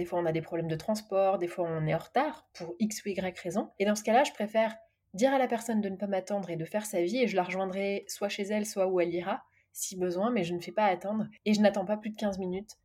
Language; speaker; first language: French; native; French